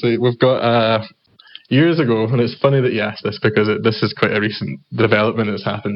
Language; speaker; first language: English; native; English